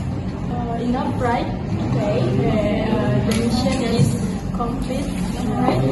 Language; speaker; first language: English; non-native, learner; Indonesian